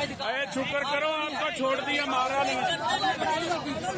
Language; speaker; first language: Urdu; non-native, local second language; Punjabi